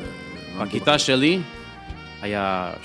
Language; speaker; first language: Hebrew; early bilingual, heritage; English